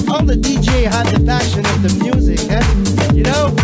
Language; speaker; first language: English; non-native, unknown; French